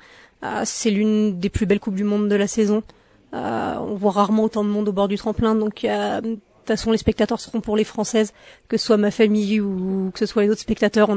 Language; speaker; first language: French; native; French